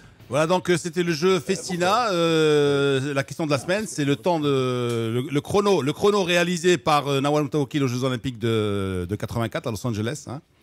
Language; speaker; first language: French; non-native, local second language; Arabic